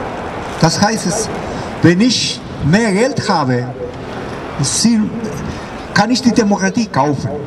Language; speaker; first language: German; non-native, fluent; Spanish